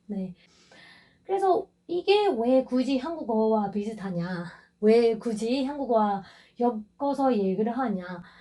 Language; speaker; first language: Korean; non-native, fluent; Burmese